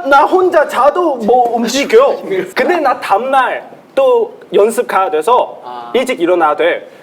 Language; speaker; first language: Korean; non-native, local second language; Chinese